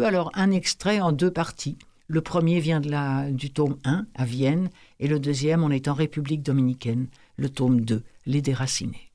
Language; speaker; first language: French; native; French